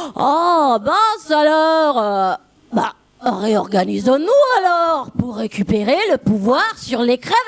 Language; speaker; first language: French; non-native, fluent; Italian